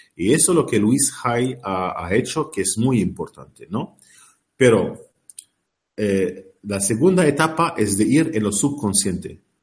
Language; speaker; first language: Spanish; non-native, learner; Arabic